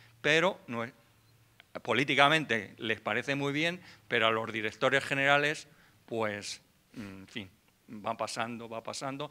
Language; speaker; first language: Spanish; native; Spanish